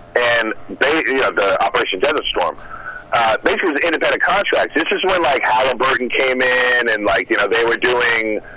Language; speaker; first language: English; native; English